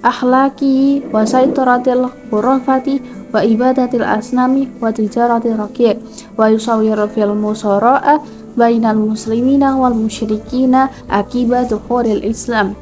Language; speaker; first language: Arabic; non-native, learner; Indonesian